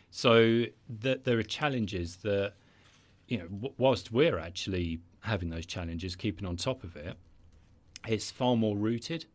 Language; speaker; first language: English; native; English